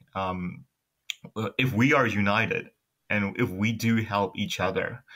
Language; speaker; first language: English; non-native, fluent; Burmese